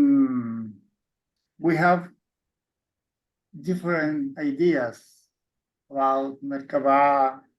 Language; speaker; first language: English; non-native, learner; Spanish